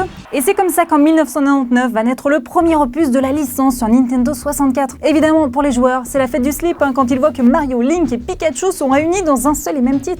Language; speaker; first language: French; native; French